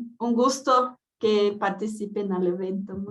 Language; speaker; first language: Spanish; non-native, fluent; Portuguese